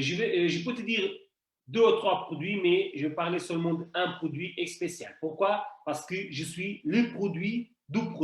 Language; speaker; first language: French; non-native, fluent; Portuguese